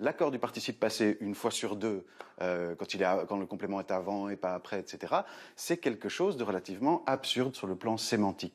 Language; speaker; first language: French; native; French